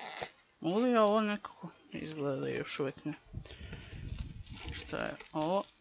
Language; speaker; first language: Croatian; native; Croatian